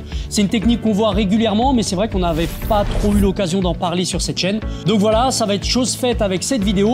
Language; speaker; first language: French; native; French